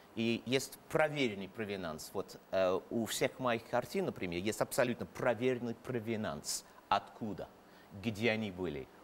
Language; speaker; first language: Russian; non-native, fluent; English